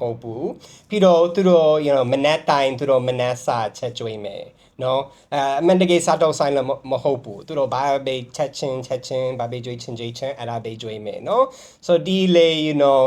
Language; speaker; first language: Burmese; non-native, fluent; English